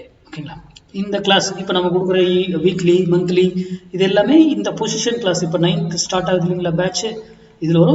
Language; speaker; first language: Tamil; native; Tamil